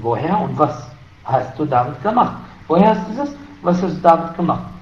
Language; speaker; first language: German; non-native, fluent; Arabic